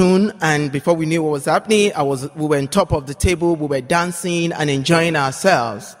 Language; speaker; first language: English; non-native, local second language; Yoruba